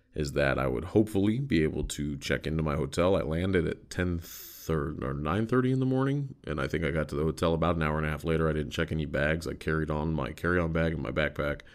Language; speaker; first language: English; native; English